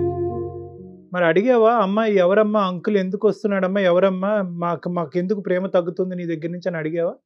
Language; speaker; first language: Telugu; native; Telugu